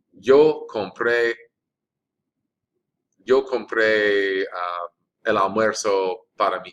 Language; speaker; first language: Spanish; non-native, fluent; English